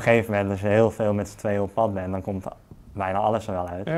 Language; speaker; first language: Dutch; native; Dutch